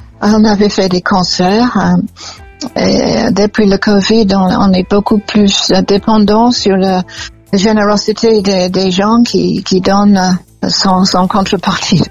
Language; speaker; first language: French; non-native, fluent; English